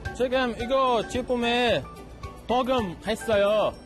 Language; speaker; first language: Korean; non-native, learner; Uzbek